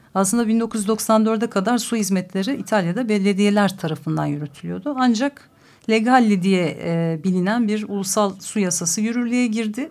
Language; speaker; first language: Turkish; native; Turkish